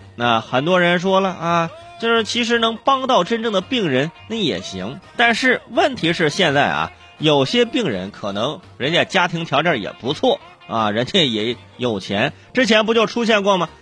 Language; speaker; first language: Chinese; native; Chinese